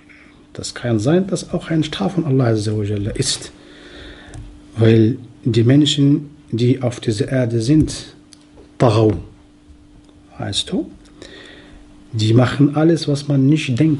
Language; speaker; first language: German; non-native, fluent; Arabic